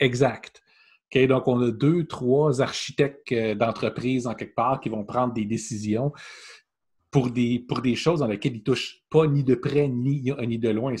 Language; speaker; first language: French; native; French